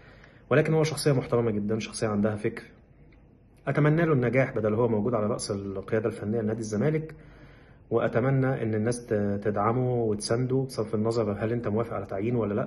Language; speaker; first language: Arabic; native; Arabic